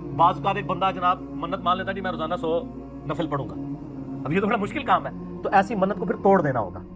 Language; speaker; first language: Urdu; non-native, local second language; Punjabi